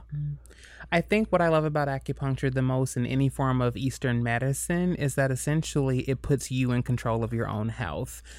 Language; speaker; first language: English; native; English